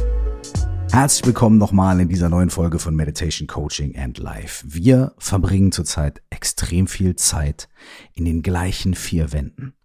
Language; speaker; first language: German; native; German